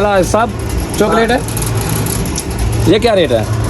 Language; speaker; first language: Hindi; native; Hindi